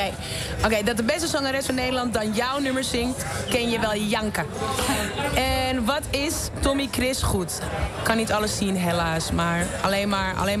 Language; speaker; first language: Dutch; native; Dutch